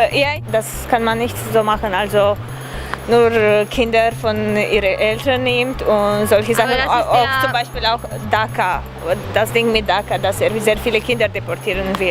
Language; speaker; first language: German; non-native, fluent; Romanian